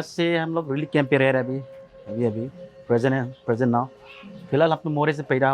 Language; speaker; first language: Hindi; non-native, local second language; Manipuri